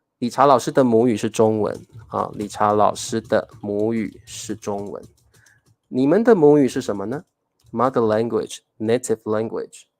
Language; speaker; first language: Chinese; native; Chinese